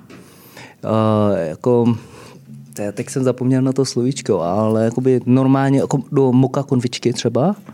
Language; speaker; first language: Czech; early bilingual, other home language; Vietnamese